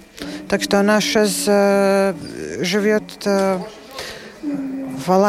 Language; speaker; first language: Russian; non-native, local second language; Latvian